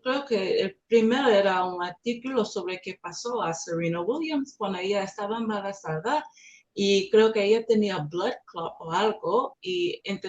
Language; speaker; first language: Spanish; non-native, learner; English